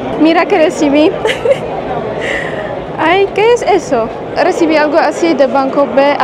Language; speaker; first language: Spanish; non-native, fluent; Polish